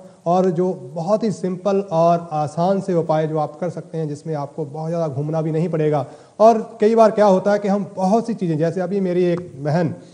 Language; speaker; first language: Hindi; native; Hindi